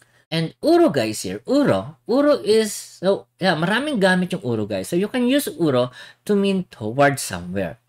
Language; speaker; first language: English; non-native, local second language; Filipino